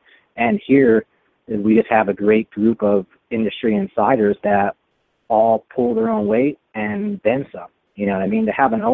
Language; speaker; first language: English; native; English